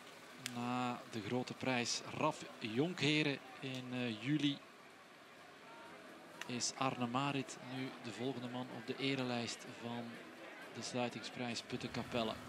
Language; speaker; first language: Dutch; native; Dutch